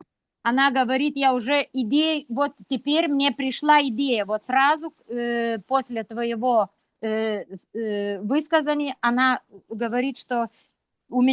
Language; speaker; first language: Russian; non-native, local second language; Lithuanian